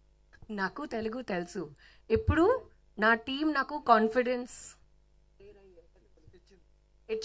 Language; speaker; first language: Telugu; non-native, local second language; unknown